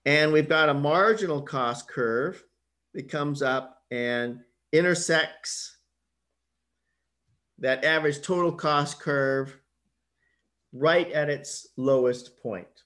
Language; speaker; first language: English; native; English